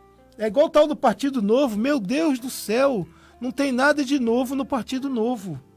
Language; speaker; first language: Portuguese; native; Portuguese